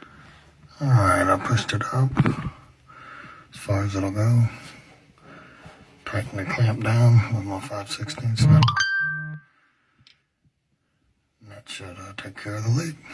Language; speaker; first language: English; native; English